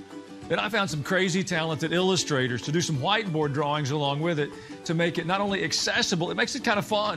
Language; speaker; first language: English; native; English